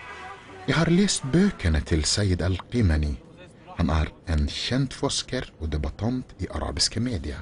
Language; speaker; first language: Norwegian; non-native, fluent; Arabic